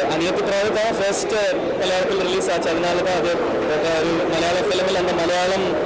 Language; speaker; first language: Tamil; non-native, learner; Malayalam